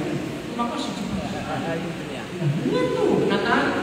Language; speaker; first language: Indonesian; native; Indonesian